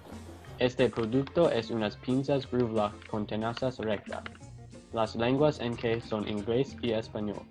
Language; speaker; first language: Spanish; non-native, learner; English